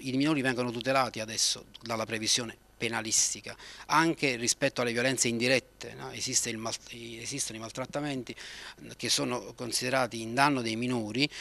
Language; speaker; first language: Italian; native; Italian